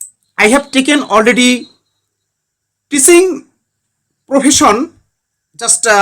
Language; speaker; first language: English; non-native, learner; Bangla